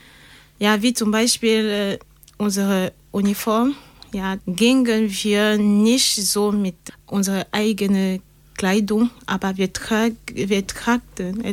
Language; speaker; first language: German; non-native, learner; French